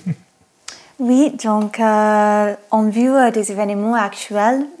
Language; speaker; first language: French; non-native, fluent; English